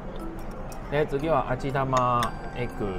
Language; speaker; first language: Japanese; non-native, fluent; Cantonese